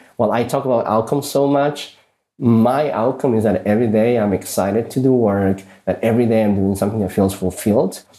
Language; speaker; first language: English; early bilingual, other home language; Spanish